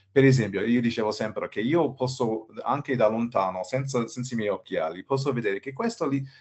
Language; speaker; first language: Italian; non-native, fluent; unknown